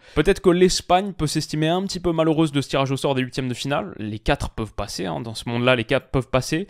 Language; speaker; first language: French; native; French